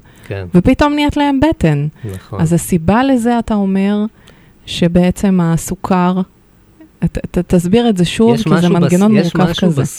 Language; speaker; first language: Hebrew; native; Hebrew